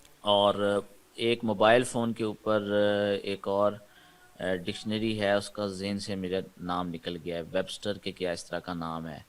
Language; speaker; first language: Urdu; non-native, local second language; Punjabi